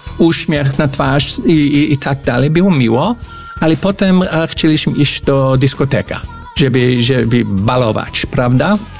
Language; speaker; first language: Polish; non-native, fluent; English